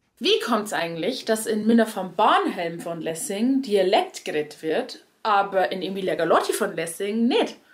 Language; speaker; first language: German; native; German